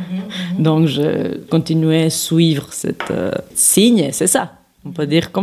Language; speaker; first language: French; non-native, fluent; Serbian